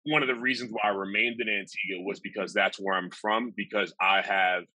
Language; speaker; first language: English; native; English